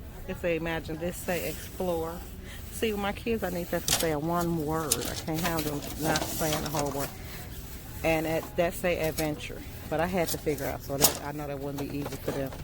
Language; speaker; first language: English; native; English